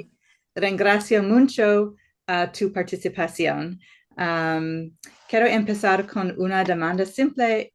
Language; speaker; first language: Spanish; non-native, learner; English